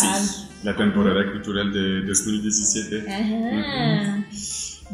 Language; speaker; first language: Spanish; non-native, fluent; French